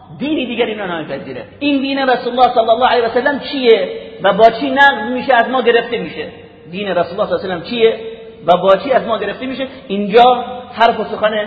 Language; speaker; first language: Persian; native; Persian